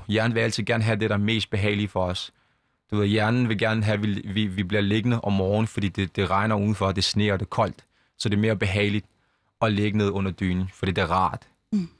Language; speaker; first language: Danish; early bilingual, other home language; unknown